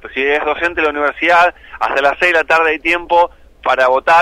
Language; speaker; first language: Spanish; native; Spanish